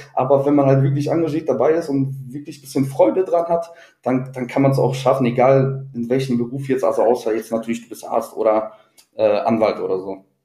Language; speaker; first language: German; native; German